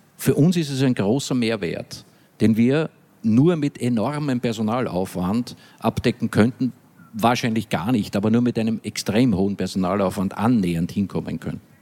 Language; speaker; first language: German; native; German